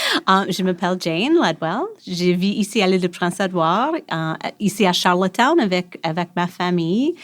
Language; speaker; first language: French; non-native, local second language; English